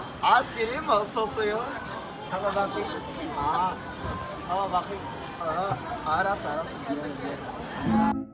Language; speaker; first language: Korean; non-native, learner; Turkish